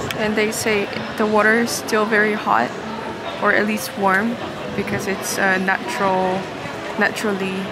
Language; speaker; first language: English; non-native, fluent; Korean